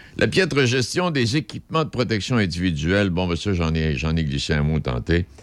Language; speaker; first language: French; native; French